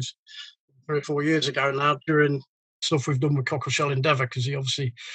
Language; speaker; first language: English; native; English